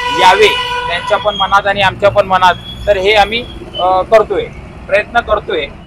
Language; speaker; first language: Marathi; non-native, local second language; Urdu